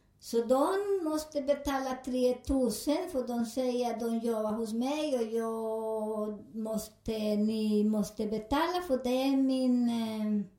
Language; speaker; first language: Swedish; non-native, learner; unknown